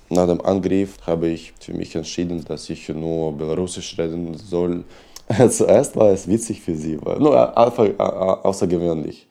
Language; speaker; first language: German; non-native, learner; Belarusian